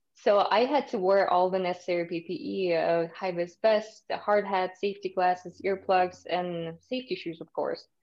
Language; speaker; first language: English; early bilingual, other home language; Russian